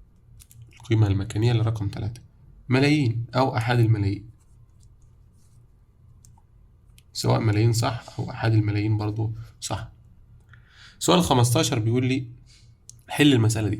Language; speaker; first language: Arabic; native; Arabic